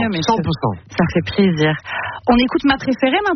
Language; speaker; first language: French; native; French